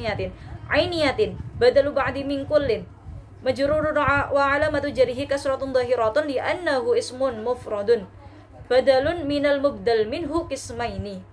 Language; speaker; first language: Arabic; non-native, learner; Javanese